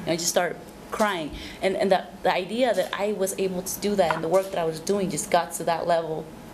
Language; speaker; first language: English; early bilingual, other home language; Spanish